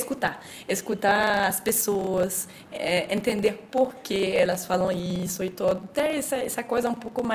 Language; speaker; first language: Portuguese; non-native, fluent; French